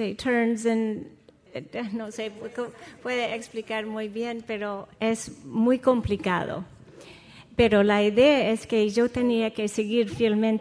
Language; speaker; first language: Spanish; non-native, fluent; English